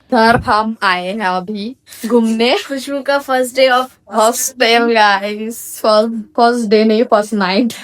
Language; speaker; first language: Hindi; non-native, local second language; Bangla